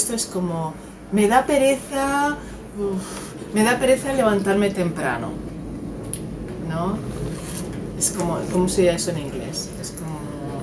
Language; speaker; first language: Spanish; native; Spanish